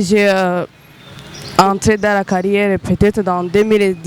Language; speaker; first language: French; non-native, local second language; Rundi